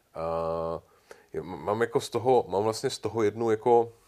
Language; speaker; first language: Czech; native; Czech